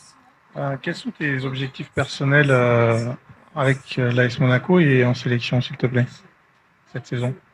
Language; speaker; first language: French; native; French